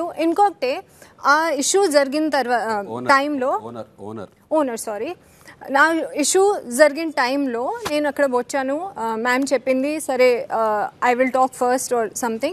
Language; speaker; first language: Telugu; non-native, learner; Hindi